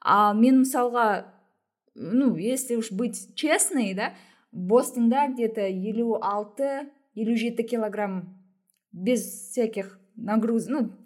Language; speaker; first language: Russian; non-native, local second language; Kazakh